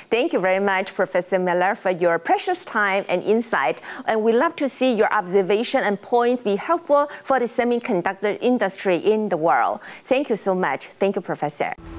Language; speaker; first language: English; non-native, fluent; Chinese